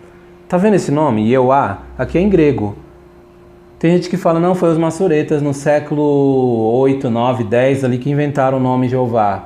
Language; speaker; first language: Portuguese; native; Portuguese